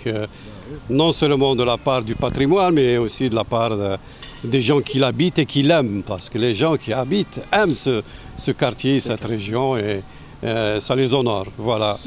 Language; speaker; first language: French; non-native, local second language; Arabic